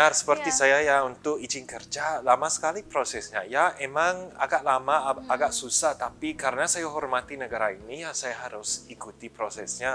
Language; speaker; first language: Indonesian; early bilingual, other home language; English